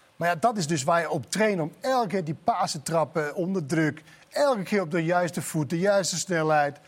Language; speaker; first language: Dutch; non-native, fluent; Danish